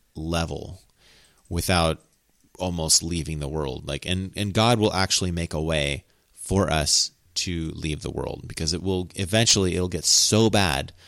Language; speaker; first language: English; native; English